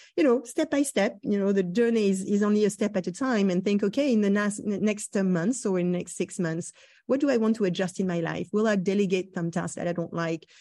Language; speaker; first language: English; non-native, fluent; French